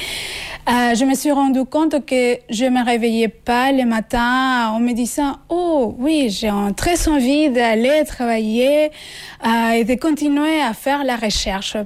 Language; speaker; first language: French; non-native, fluent; Spanish